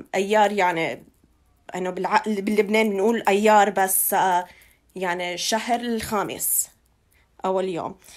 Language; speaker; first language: Arabic; early bilingual, heritage; Arabic